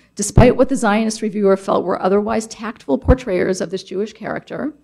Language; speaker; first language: English; native; English